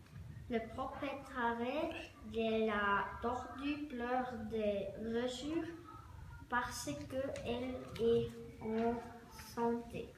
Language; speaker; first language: French; non-native, learner; German